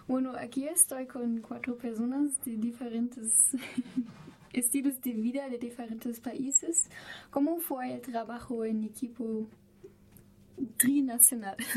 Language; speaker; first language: Spanish; non-native, fluent; German